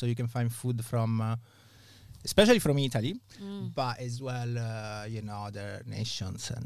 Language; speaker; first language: English; non-native, fluent; Italian